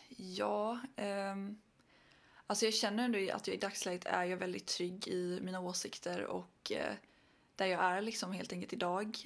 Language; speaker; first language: Swedish; early bilingual, other home language; Arabic